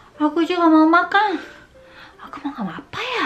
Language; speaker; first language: Indonesian; non-native, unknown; Japanese